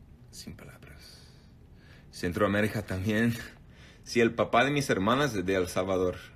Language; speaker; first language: Spanish; non-native, learner; English